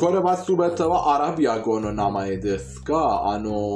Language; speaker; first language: Japanese; non-native, fluent; Persian